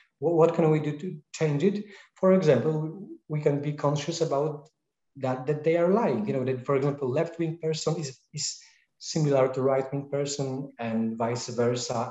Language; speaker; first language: English; non-native, fluent; Polish